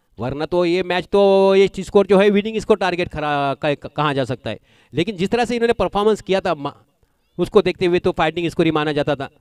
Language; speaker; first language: Hindi; non-native, local second language; Marathi